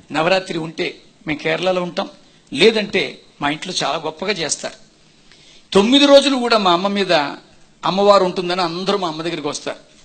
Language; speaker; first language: Telugu; non-native, fluent; Tamil